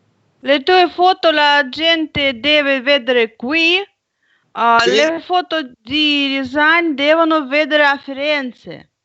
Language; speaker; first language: Italian; non-native, learner; Russian